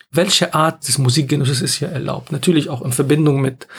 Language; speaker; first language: German; non-native, fluent; Arabic